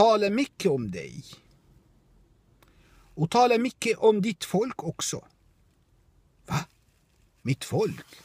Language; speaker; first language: Swedish; non-native, fluent; Arabic